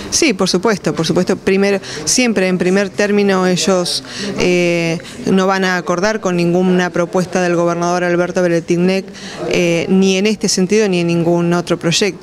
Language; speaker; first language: Spanish; native; Spanish